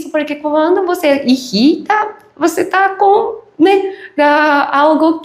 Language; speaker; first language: Portuguese; non-native, learner; Japanese